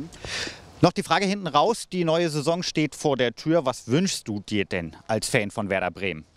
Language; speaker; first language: German; native; German